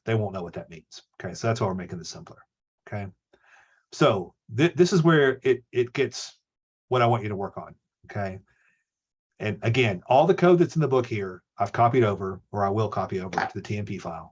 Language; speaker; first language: English; native; English